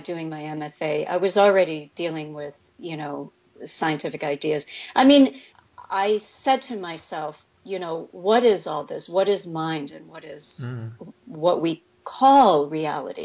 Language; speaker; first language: English; native; English